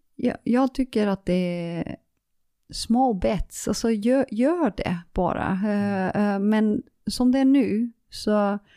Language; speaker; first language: Swedish; non-native, fluent; Dutch